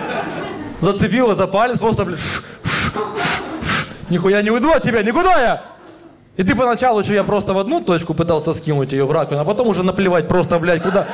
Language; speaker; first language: Russian; native; Russian